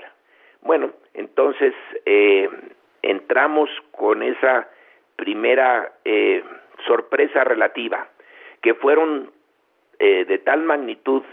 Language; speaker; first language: Spanish; native; Spanish